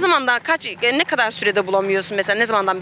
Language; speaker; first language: Turkish; native; Turkish